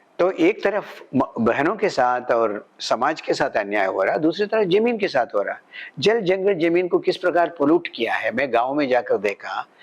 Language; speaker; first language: Hindi; non-native, local second language; Malayalam